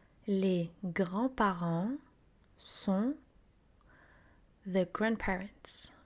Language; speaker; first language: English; non-native, fluent; French